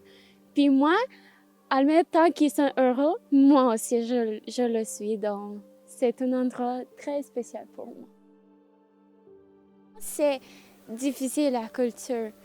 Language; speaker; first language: French; non-native, learner; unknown